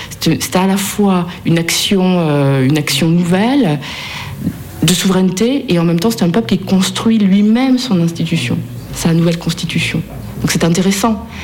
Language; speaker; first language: French; native; French